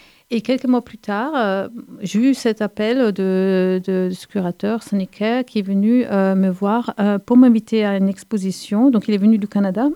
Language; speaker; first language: French; non-native, fluent; German